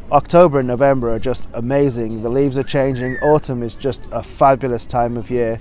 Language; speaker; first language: English; native; English